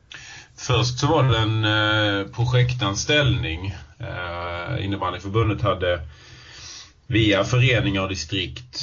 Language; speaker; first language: Swedish; native; Swedish